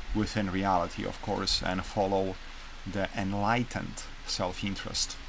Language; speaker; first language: English; non-native, fluent; Polish